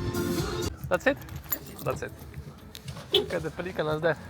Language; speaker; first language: English; non-native, fluent; Polish